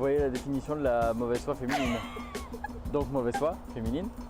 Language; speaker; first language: French; native; French